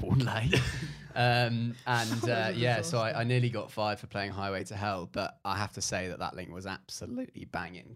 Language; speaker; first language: English; native; English